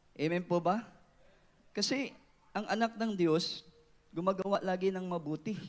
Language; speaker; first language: Filipino; non-native, local second language; Cebuano